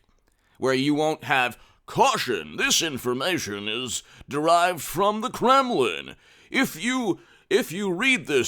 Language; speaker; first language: English; native; English